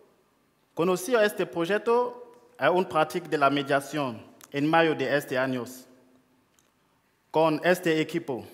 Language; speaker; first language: Spanish; non-native, fluent; French